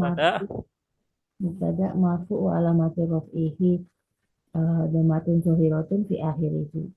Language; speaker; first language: Arabic; non-native, learner; Indonesian